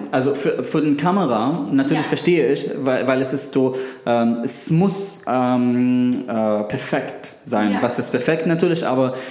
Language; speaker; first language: German; non-native, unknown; Arabic